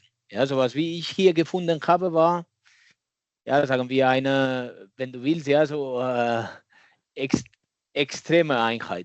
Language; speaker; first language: German; non-native, fluent; Catalan